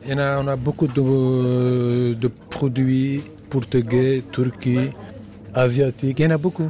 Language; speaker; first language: French; non-native, learner; Persian